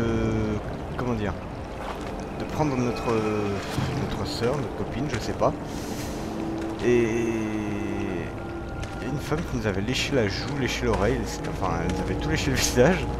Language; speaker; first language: French; native; French